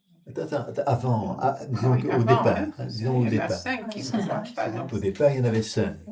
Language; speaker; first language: French; native; French